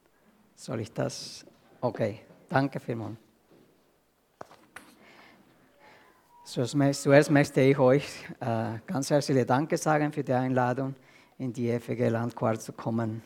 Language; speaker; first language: German; non-native, fluent; Spanish